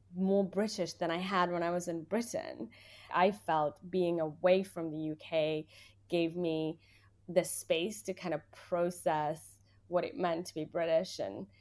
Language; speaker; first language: English; early bilingual, other home language; Persian